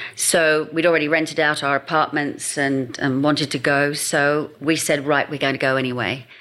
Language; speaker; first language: English; native; English